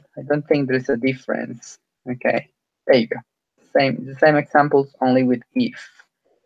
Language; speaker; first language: English; non-native, fluent; Spanish